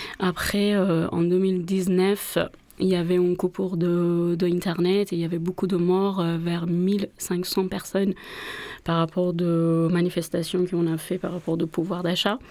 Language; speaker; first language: French; non-native, fluent; Persian